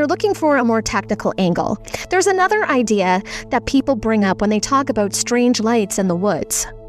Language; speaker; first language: English; native; English